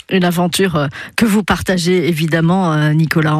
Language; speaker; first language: French; native; French